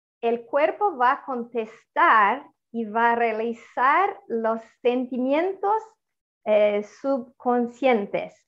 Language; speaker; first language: Spanish; non-native, fluent; Italian